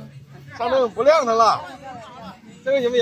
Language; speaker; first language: Chinese; native; Chinese